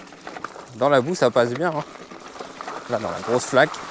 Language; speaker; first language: French; native; French